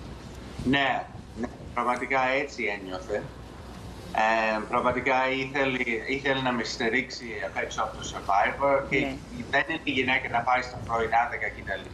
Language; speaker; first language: Greek; non-native, fluent; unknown